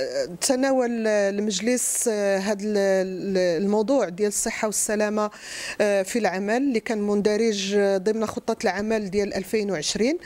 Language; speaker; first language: Arabic; native; Arabic